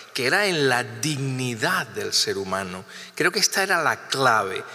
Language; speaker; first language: Spanish; native; Spanish